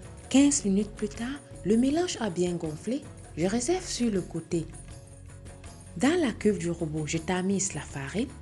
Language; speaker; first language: French; native; French